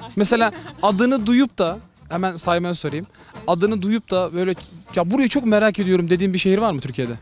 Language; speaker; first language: Turkish; native; Turkish